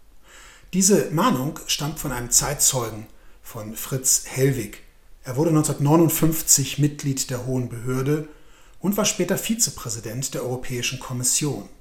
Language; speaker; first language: German; native; German